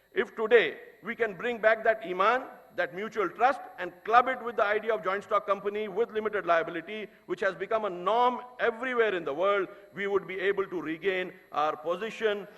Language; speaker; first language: English; non-native, local second language; Urdu